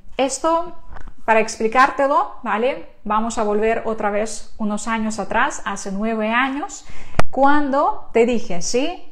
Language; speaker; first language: Spanish; non-native, fluent; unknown